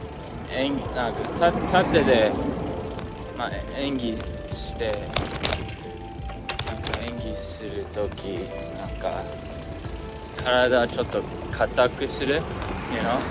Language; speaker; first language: Japanese; non-native, learner; English